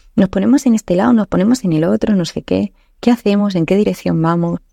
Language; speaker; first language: Spanish; native; Spanish